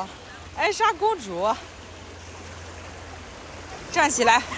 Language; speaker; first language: Chinese; native; Chinese